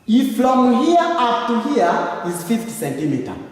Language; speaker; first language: English; non-native, local second language; Swahili